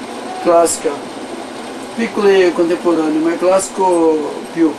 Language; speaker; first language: Italian; non-native, learner; Portuguese